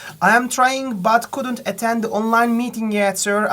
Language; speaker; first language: English; non-native, fluent; Turkish